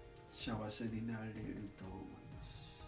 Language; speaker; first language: Japanese; non-native, learner; English